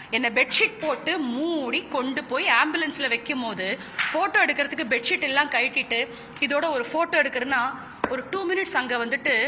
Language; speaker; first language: Tamil; native; Tamil